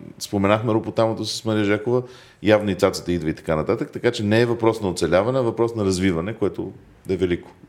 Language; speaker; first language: Bulgarian; native; Bulgarian